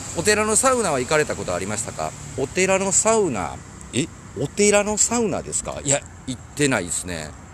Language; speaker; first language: Japanese; native; Japanese